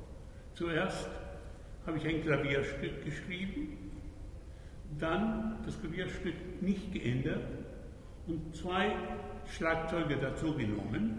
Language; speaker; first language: German; non-native, fluent; Spanish